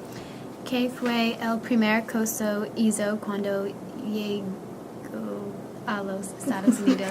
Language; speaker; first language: Spanish; non-native, learner; English